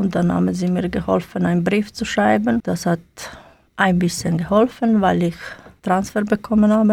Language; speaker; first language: German; non-native, learner; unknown